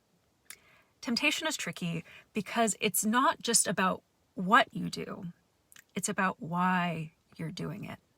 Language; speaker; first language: English; native; English